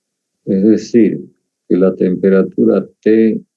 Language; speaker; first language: Spanish; native; Spanish